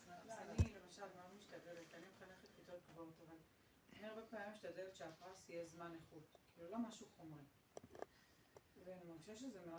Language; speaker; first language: Hebrew; native; Hebrew